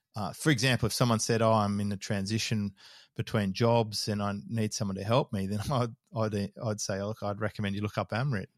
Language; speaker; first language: English; native; English